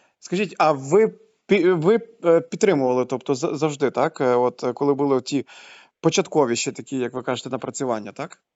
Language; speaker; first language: Ukrainian; native; Ukrainian